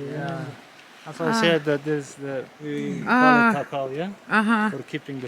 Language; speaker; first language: English; non-native, learner; Hazaragi